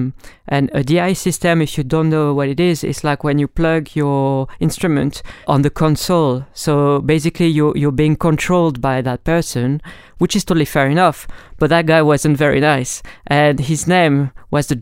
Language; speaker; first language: English; non-native, fluent; French